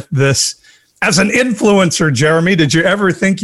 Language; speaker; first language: English; native; English